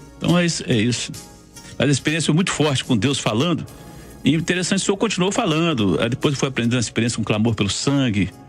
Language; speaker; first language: Portuguese; native; Portuguese